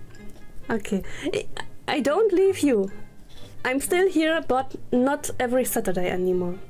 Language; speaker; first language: English; non-native, learner; German